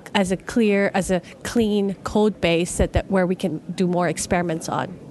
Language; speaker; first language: English; non-native, local second language; Filipino